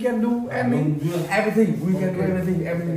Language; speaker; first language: English; non-native, learner; Vietnamese